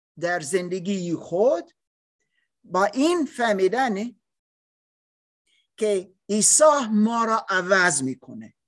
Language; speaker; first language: Persian; non-native, learner; English